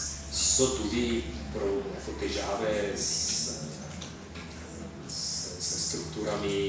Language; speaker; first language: Slovenian; non-native, fluent; Italian